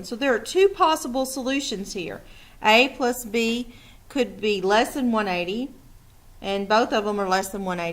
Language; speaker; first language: English; native; English